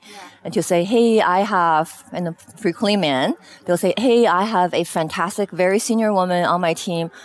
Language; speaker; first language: English; non-native, fluent; Chinese